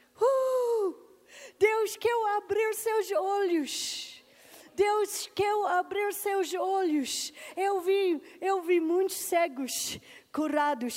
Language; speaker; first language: Portuguese; non-native, learner; English